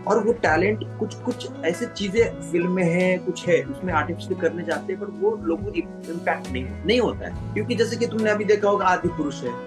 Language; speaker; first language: Hindi; non-native, local second language; Marathi